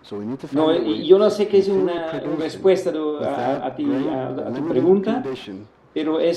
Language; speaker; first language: Spanish; non-native, fluent; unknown